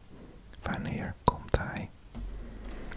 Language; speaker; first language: Dutch; non-native, learner; English